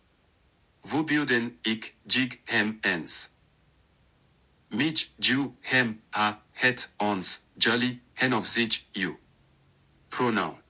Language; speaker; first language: Dutch; non-native, learner; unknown